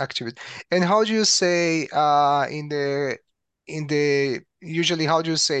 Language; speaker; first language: English; non-native, learner; Portuguese